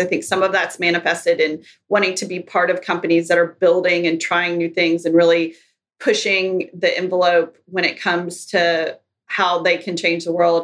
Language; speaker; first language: English; native; English